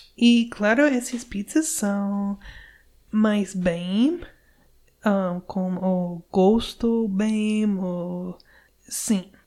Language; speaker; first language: Portuguese; non-native, learner; English